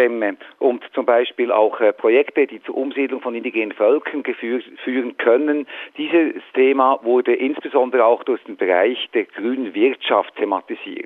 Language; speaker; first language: German; native; German